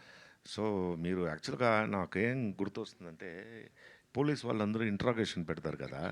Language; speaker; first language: Telugu; non-native, fluent; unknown